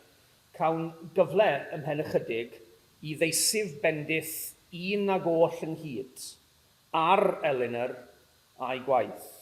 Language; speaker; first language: Welsh; native; Welsh